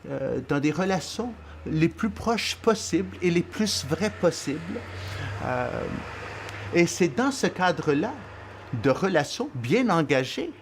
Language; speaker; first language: French; native; French